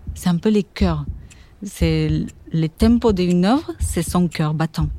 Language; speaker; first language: French; non-native, fluent; Portuguese